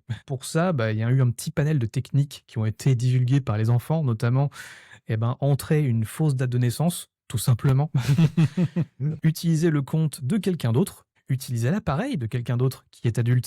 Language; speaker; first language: French; native; French